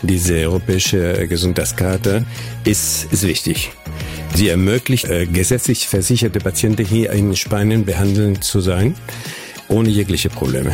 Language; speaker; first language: German; non-native, fluent; Spanish